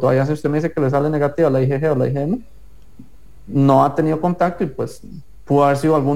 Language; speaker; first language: Spanish; native; Spanish